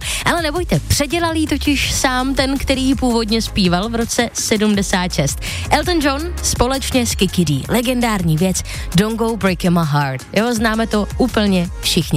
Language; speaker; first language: Czech; native; Czech